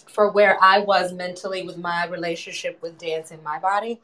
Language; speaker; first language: English; native; English